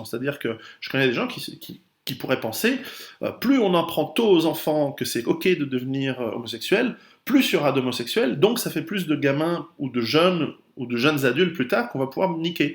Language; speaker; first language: French; native; French